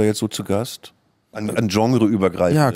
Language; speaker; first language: German; native; German